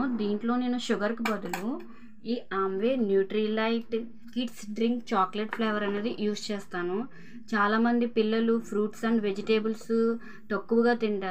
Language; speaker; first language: Telugu; native; Telugu